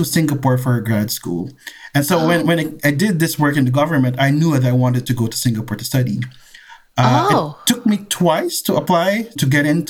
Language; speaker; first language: English; non-native, local second language; Filipino